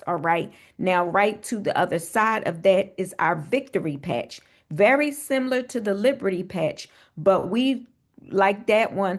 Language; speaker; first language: English; native; English